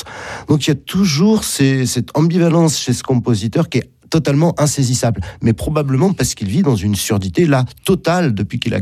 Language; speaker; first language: French; native; French